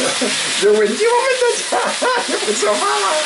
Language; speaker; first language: Chinese; non-native, learner; French